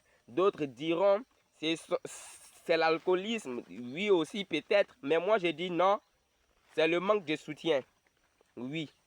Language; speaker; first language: French; non-native, local second language; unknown